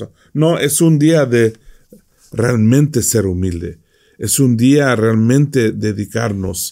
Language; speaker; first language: Spanish; non-native, fluent; English